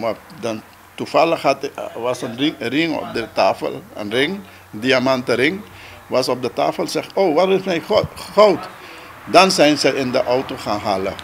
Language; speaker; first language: Dutch; non-native, local second language; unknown